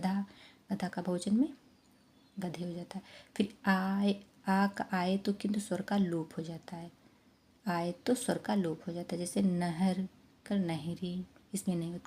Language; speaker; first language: Hindi; native; Hindi